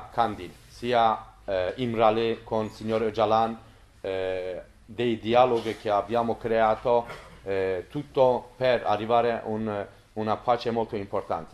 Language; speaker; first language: Italian; non-native, learner; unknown